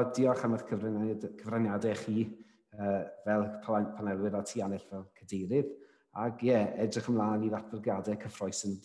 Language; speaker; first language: Welsh; native; Welsh